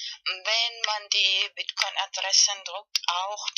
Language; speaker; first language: German; non-native, fluent; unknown